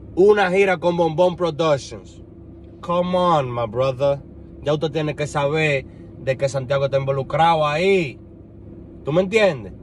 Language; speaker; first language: Spanish; native; Spanish